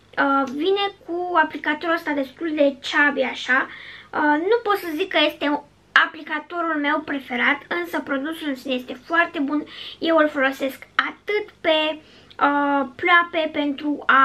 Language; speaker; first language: Romanian; native; Romanian